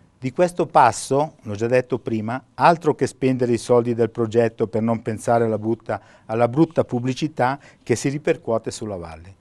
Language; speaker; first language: Italian; native; Italian